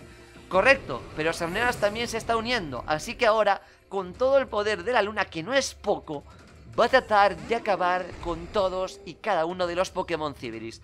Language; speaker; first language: Spanish; native; Spanish